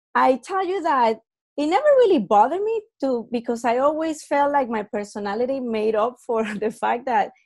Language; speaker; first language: English; non-native, fluent; Spanish